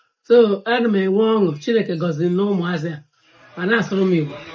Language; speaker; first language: Igbo; native; Igbo